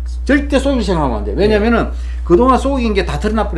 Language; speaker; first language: Korean; native; Korean